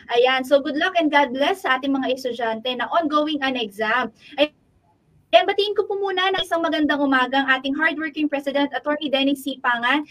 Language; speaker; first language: Filipino; non-native, local second language; Pampanga